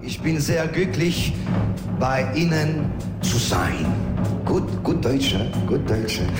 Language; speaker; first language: German; non-native, learner; French